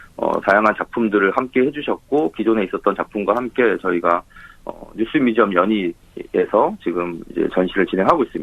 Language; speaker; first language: Korean; native; Korean